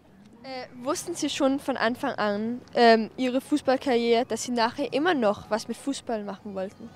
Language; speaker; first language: German; non-native, learner; Swedish